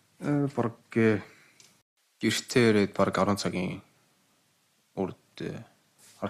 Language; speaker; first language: Mongolian; early bilingual, heritage; Mongolian